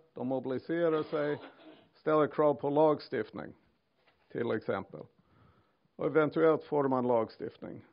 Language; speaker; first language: Swedish; non-native, fluent; English